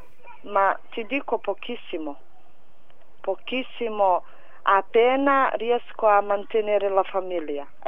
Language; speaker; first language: Italian; non-native, fluent; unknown